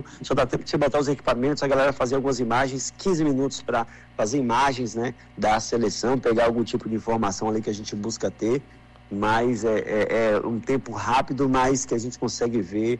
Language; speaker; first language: Portuguese; native; Portuguese